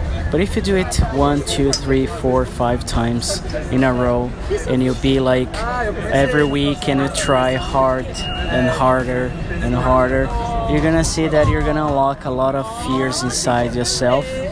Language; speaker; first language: English; non-native, fluent; Portuguese